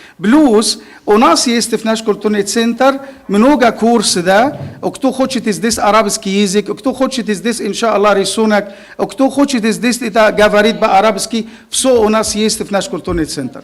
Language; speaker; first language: Russian; non-native, learner; Arabic